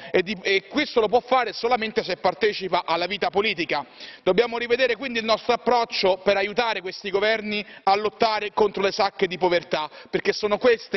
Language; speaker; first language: Italian; native; Italian